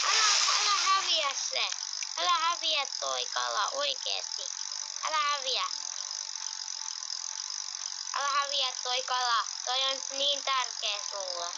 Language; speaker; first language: Finnish; early bilingual, other home language; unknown